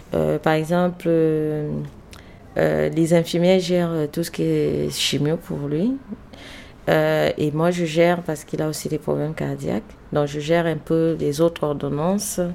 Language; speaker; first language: French; native; French